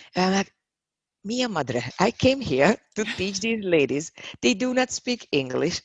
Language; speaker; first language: English; non-native, fluent; Hungarian